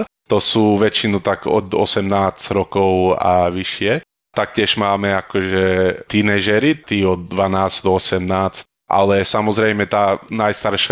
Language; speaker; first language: Slovak; early bilingual, heritage; Slovak